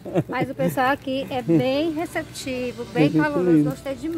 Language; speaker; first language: Portuguese; native; Portuguese